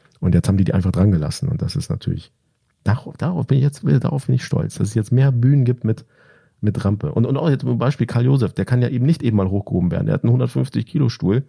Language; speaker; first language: German; early bilingual, other home language; Turkish